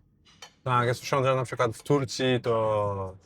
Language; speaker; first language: Polish; non-native, fluent; Portuguese